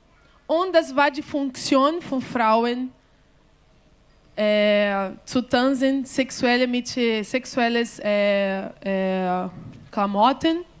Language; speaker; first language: German; non-native, learner; Portuguese